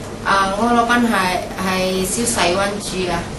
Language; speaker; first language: Cantonese; non-native, learner; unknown